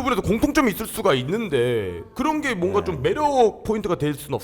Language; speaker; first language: Korean; native; Korean